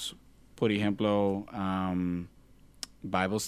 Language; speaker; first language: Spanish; non-native, learner; English